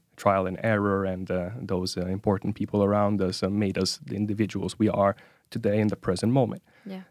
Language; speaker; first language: English; non-native, fluent; Italian